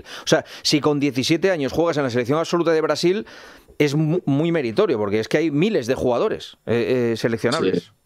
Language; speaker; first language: Spanish; native; Spanish